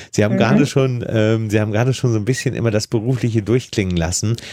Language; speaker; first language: German; native; German